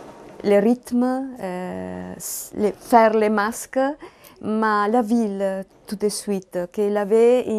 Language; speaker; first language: French; non-native, learner; Italian